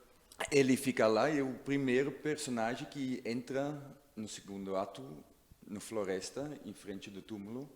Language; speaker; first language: Portuguese; non-native, learner; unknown